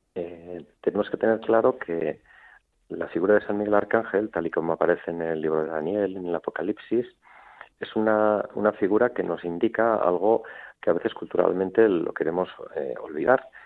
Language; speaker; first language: Spanish; native; Spanish